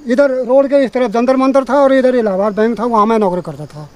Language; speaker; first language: Hindi; native; Hindi